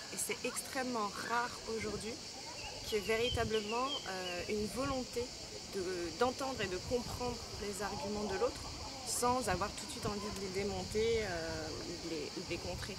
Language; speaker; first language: French; native; French